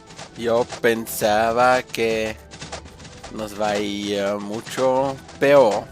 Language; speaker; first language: Spanish; non-native, fluent; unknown